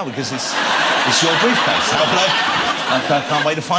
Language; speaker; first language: English; native; English